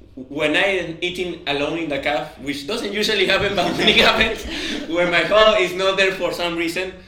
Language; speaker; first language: English; non-native, fluent; Spanish